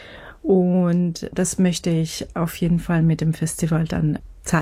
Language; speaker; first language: German; non-native, fluent; Persian